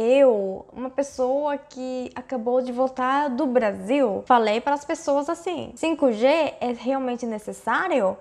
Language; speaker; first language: Portuguese; non-native, fluent; Korean